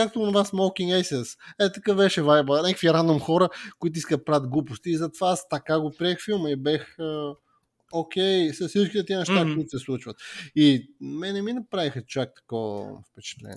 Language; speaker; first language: Bulgarian; native; Bulgarian